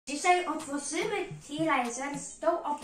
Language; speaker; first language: Polish; native; Polish